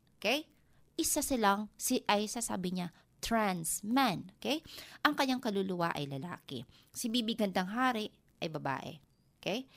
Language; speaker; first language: Filipino; non-native, local second language; Waray